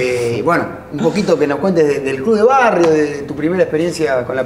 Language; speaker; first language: Spanish; native; Spanish